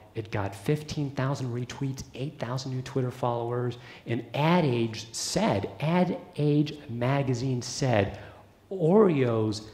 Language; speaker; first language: English; native; English